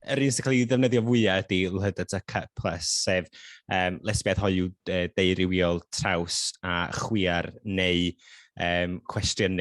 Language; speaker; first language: Welsh; native; Welsh